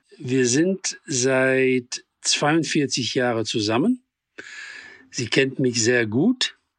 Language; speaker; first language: German; non-native, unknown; English